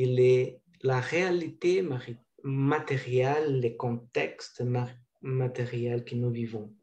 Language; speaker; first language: French; non-native, learner; Portuguese